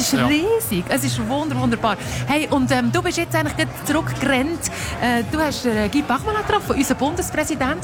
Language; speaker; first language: German; native; German